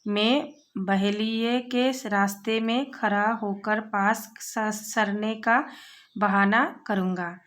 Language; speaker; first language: Hindi; non-native, local second language; Assamese